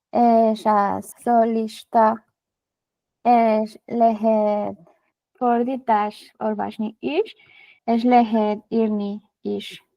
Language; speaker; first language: Hungarian; non-native, learner; Spanish